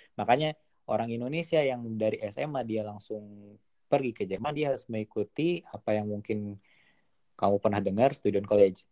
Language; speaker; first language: Indonesian; native; Indonesian